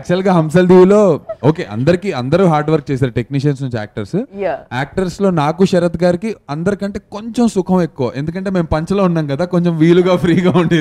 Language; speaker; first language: Telugu; native; Telugu